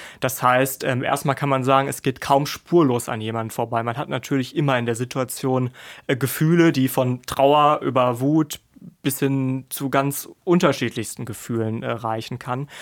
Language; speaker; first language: German; native; German